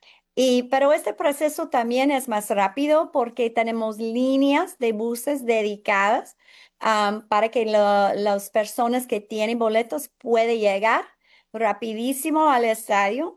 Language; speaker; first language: Spanish; non-native, fluent; English